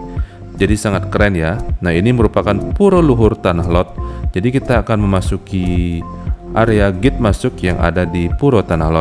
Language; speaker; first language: Indonesian; native; Indonesian